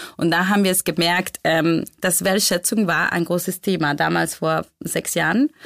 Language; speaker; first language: German; non-native, fluent; Spanish